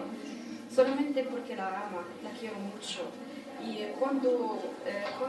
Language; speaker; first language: Spanish; non-native, fluent; Arabic